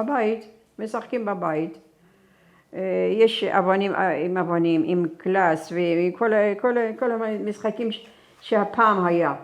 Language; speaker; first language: Hebrew; non-native, fluent; Persian